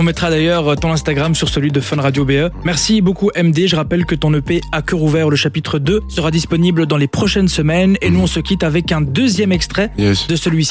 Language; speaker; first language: French; native; French